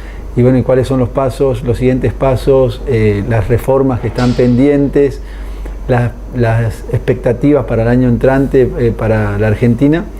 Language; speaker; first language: Spanish; native; Spanish